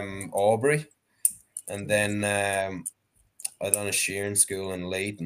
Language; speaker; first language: English; native; English